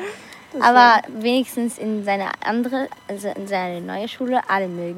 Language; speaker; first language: German; early bilingual, other home language; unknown